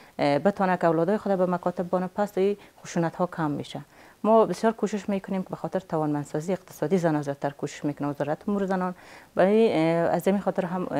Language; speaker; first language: Persian; native; Persian